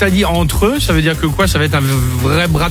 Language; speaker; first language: French; native; French